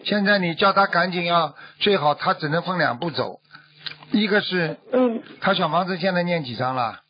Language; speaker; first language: Chinese; native; Chinese